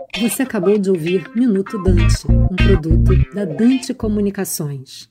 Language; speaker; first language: Portuguese; native; Portuguese